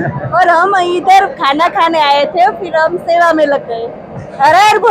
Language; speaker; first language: Hindi; non-native, local second language; Gujarati